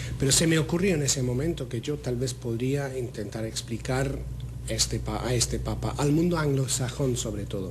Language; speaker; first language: Spanish; non-native, fluent; English